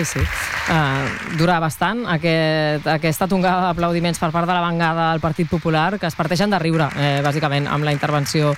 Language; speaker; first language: Catalan; native; Catalan